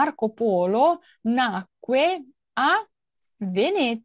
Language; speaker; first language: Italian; non-native, fluent; Russian